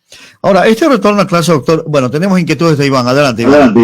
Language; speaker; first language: Spanish; native; Spanish